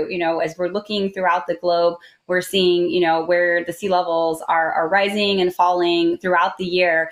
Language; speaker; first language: English; native; English